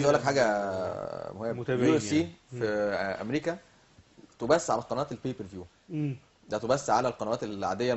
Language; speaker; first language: Arabic; native; Arabic